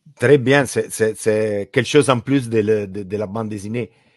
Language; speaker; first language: French; non-native, learner; Italian